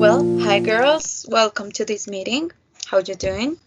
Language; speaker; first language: English; non-native, learner; Spanish